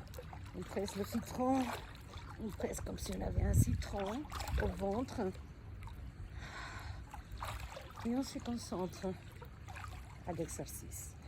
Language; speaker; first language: French; non-native, fluent; Spanish